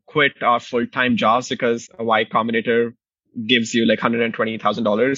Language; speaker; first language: English; non-native, local second language; Hindi